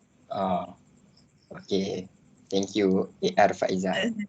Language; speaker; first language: English; non-native, local second language; Malay